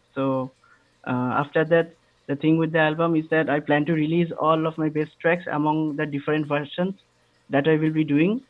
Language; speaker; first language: English; non-native, local second language; Bangla